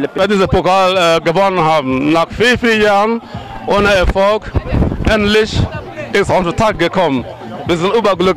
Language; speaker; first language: German; non-native, learner; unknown